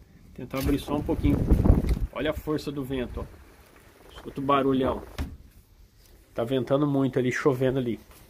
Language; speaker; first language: Portuguese; native; Portuguese